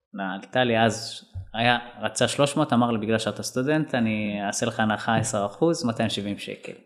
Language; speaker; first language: Hebrew; non-native, local second language; Arabic